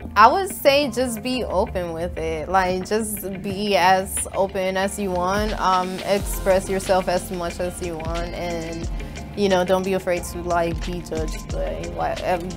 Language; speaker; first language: English; native; English